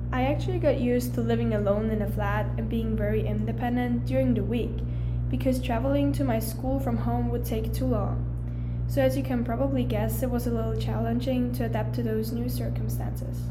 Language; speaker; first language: English; early bilingual, other home language; German